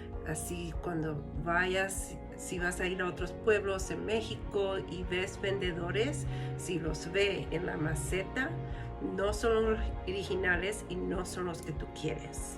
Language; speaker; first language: Spanish; early bilingual, heritage; Spanish